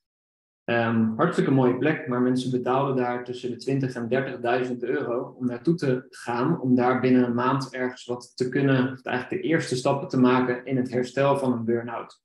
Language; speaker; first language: Dutch; native; Dutch